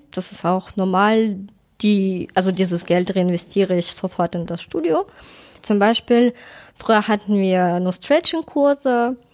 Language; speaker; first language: German; non-native, fluent; Russian